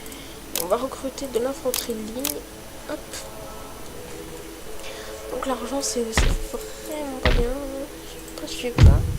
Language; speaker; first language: French; native; French